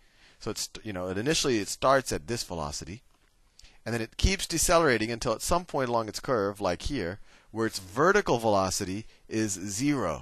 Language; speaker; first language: English; native; English